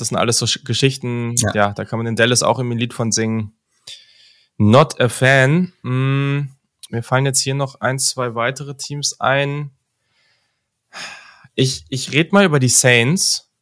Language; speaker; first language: German; native; German